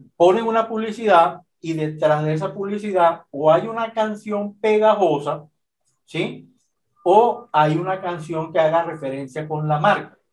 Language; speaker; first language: Spanish; native; Spanish